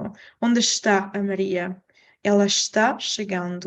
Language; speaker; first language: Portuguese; non-native, fluent; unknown